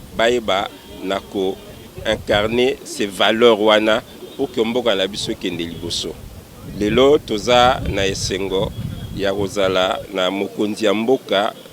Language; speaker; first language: Lingala; native; Lingala